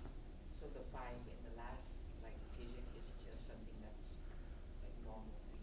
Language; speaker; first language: English; native; English